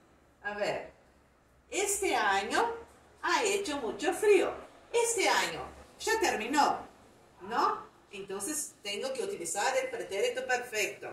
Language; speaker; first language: Spanish; non-native, fluent; Portuguese